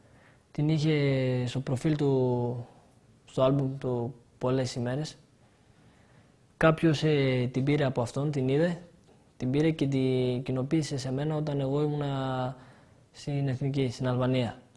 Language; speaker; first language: Greek; early bilingual, other home language; Albanian